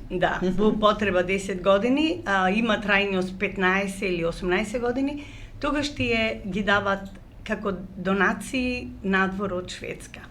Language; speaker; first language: Macedonian; native; Macedonian